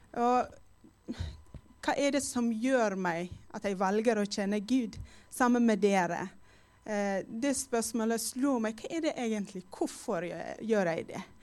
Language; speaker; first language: Norwegian; non-native, fluent; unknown